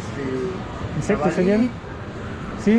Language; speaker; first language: Spanish; non-native, learner; German